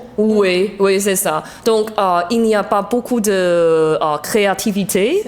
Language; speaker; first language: French; non-native, learner; Chinese